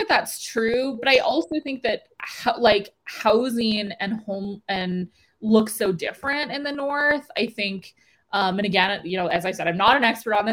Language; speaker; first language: English; native; English